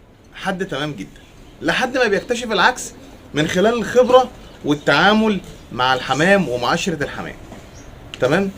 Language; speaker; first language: Arabic; native; Arabic